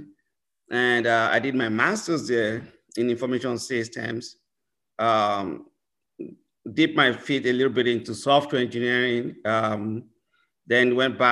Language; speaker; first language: English; non-native, local second language; Yoruba